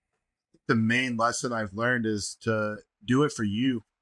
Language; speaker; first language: English; native; English